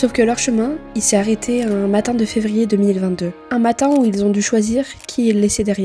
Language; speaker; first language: French; native; French